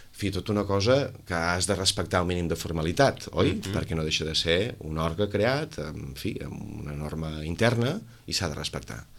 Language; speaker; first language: Catalan; native; Catalan